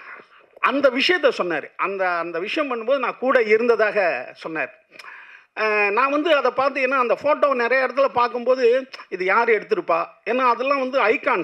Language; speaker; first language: Tamil; native; Tamil